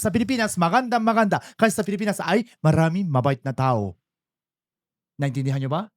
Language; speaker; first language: Filipino; non-native, learner; Japanese